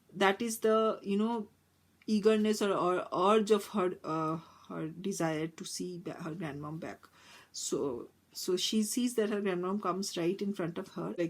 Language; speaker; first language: English; non-native, local second language; Bangla